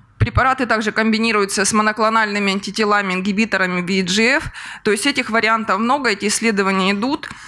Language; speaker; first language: Russian; native; Russian